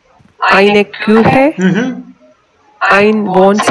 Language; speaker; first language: German; non-native, learner; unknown